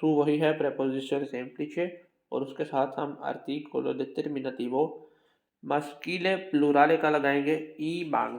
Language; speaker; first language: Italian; non-native, fluent; Urdu